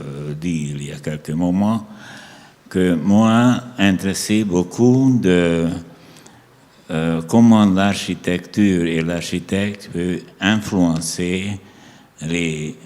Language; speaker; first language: French; non-native, learner; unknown